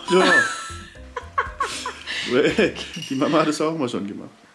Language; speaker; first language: German; native; German